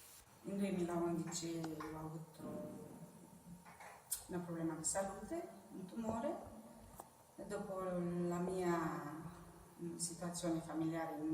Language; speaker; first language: Italian; non-native, fluent; Romanian